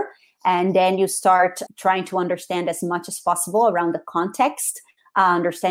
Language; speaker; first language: English; non-native, fluent; Portuguese